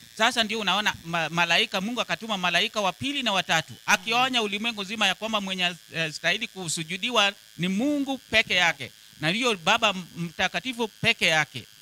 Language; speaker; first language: Swahili; non-native, local second language; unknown